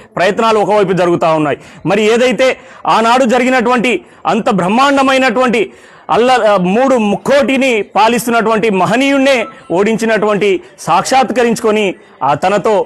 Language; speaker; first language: Telugu; non-native, local second language; Lambadi